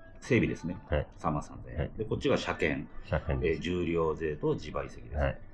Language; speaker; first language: Japanese; native; Japanese